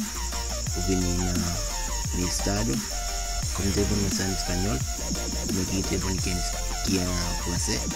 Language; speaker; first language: French; non-native, learner; Haitian Creole